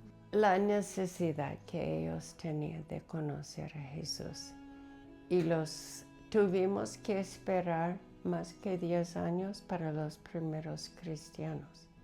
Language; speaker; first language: Spanish; non-native, fluent; English